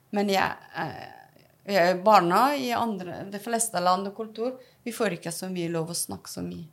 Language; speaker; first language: Norwegian; non-native, fluent; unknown